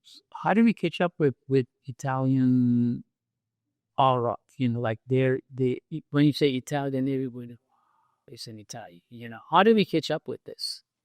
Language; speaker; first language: English; non-native, fluent; Turkish